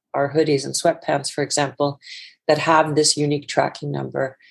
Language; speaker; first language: English; non-native, fluent; Icelandic